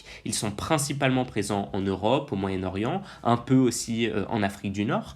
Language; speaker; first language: French; native; French